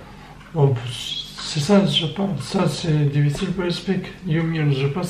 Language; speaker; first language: French; non-native, learner; Albanian